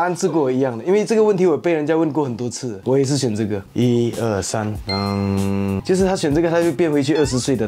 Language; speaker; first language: Chinese; native; Chinese